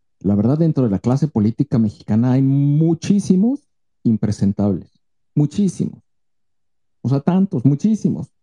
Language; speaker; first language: Spanish; native; Spanish